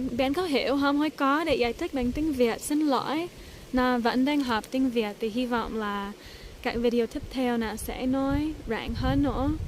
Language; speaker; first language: Vietnamese; early bilingual, heritage; English